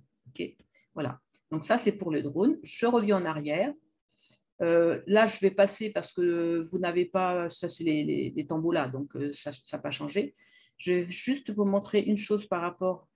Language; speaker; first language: French; native; French